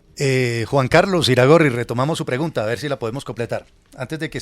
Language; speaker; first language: Spanish; native; Spanish